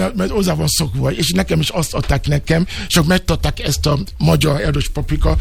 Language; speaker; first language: Hungarian; non-native, fluent; Yoruba